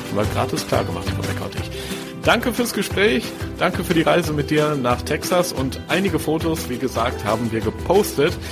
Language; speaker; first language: German; native; German